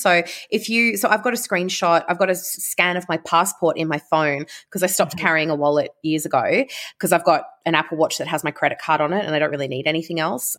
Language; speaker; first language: English; native; English